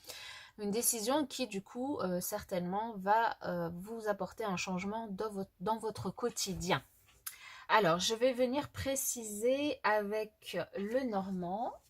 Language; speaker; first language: French; native; French